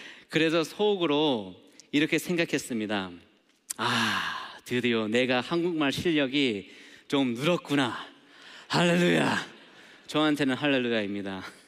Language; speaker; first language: Korean; non-native, learner; English